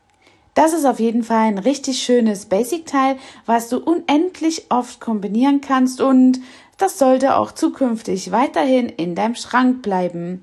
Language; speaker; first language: German; native; German